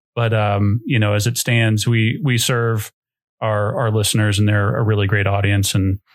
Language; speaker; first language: English; native; English